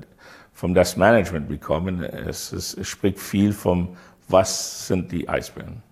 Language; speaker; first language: German; non-native, learner; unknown